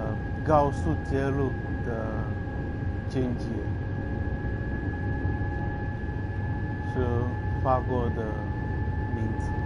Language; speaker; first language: Chinese; non-native, learner; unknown